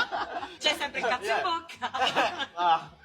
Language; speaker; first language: Italian; native; Italian